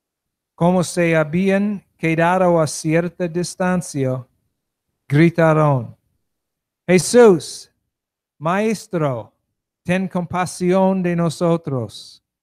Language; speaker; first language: Spanish; non-native, learner; English